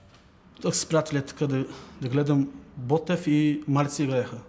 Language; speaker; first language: Bulgarian; non-native, local second language; Turkish